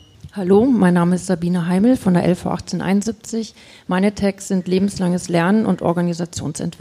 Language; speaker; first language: German; native; German